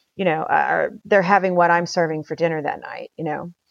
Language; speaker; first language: English; native; English